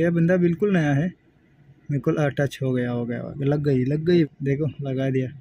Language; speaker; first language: Hindi; native; Hindi